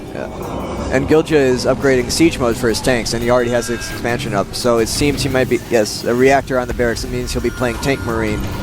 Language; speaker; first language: English; native; English